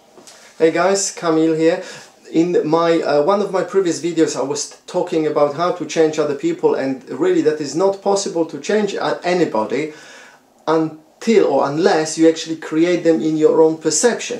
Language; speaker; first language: English; non-native, fluent; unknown